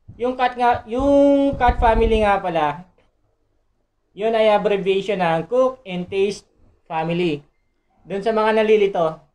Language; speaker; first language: Filipino; non-native, local second language; Bikol